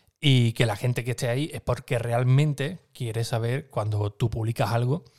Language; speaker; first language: Spanish; native; Spanish